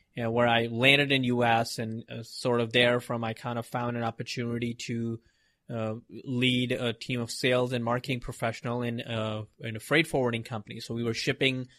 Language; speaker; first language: English; non-native, local second language; Hindi